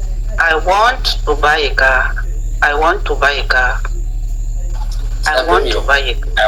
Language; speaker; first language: English; non-native, learner; French